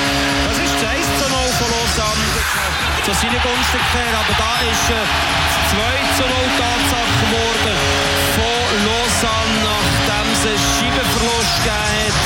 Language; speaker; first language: German; native; German